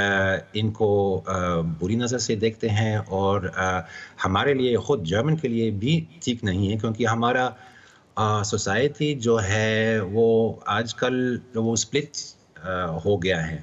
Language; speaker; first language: Hindi; non-native, fluent; German